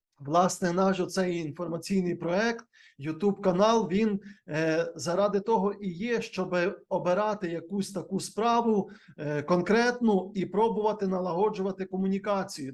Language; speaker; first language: Ukrainian; native; Ukrainian